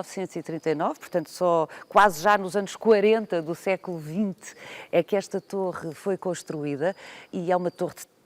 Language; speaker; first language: Portuguese; native; Portuguese